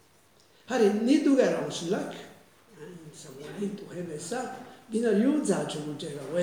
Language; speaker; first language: Mongolian; non-native, fluent; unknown